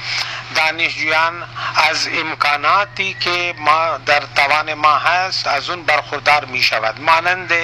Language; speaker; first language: Persian; non-native, fluent; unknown